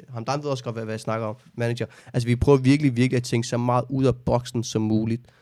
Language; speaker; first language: Danish; early bilingual, other home language; Arabic